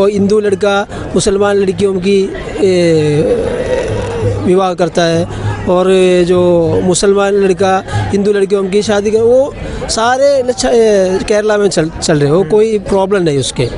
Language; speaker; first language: Hindi; non-native, local second language; Malayalam